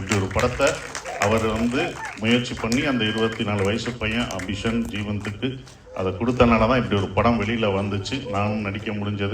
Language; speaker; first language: Tamil; native; Tamil